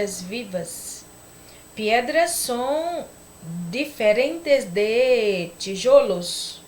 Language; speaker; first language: Spanish; non-native, learner; Portuguese